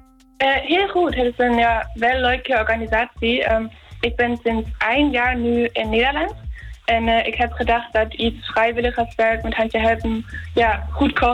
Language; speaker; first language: Dutch; non-native, fluent; German